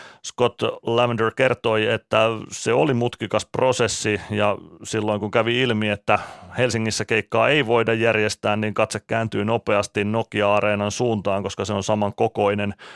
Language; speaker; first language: Finnish; native; Finnish